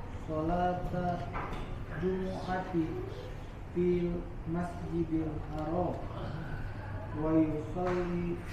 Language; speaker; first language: Arabic; non-native, learner; Indonesian